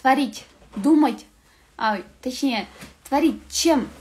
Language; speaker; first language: Russian; non-native, local second language; Kazakh